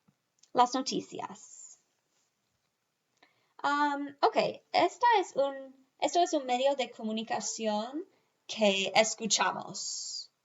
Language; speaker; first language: Spanish; non-native, fluent; English